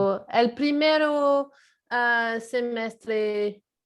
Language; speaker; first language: Spanish; non-native, learner; English